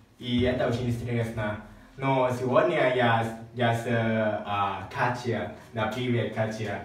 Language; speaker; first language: Russian; non-native, learner; Thai